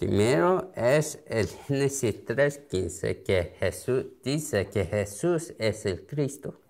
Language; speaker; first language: Spanish; non-native, learner; Korean